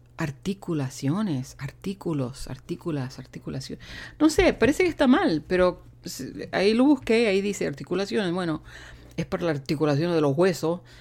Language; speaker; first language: Spanish; native; Spanish